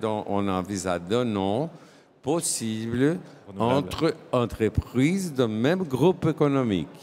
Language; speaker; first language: French; non-native, fluent; Portuguese